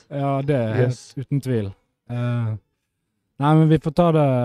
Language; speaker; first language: Norwegian; native; Norwegian